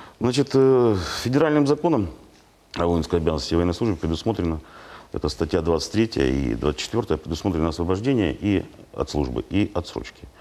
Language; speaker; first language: Russian; native; Russian